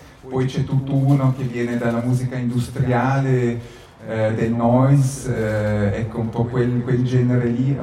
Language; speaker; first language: Italian; native; Italian